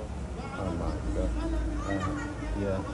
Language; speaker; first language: English; non-native, learner; Indonesian